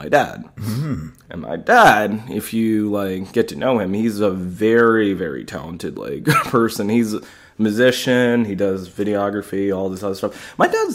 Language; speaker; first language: English; native; English